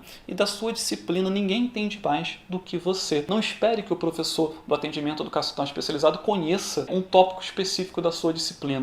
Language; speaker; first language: Portuguese; native; Portuguese